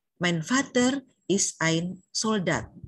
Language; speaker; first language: German; non-native, learner; Indonesian